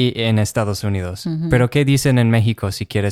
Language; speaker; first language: Spanish; non-native, fluent; English